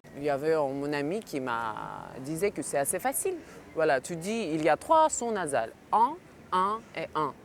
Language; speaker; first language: French; non-native, fluent; Ukrainian